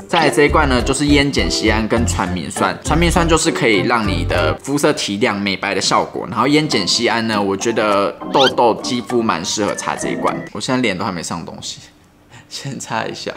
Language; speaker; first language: Chinese; native; Chinese